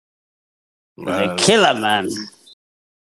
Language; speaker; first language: English; non-native, local second language; Akan